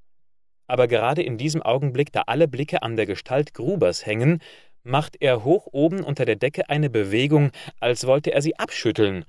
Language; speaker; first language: German; native; German